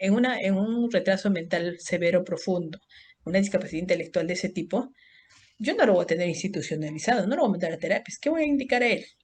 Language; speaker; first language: Spanish; native; Spanish